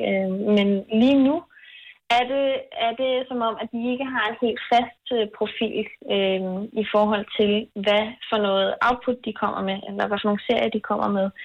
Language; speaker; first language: Danish; native; Danish